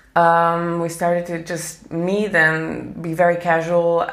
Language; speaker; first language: English; non-native, fluent; Slovak